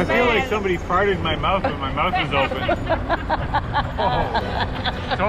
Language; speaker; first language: English; native; English